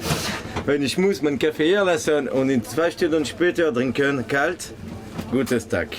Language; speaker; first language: German; non-native, learner; French